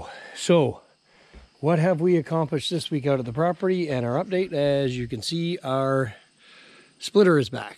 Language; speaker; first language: English; native; English